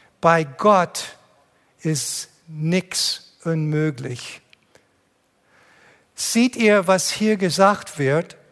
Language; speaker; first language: German; non-native, fluent; English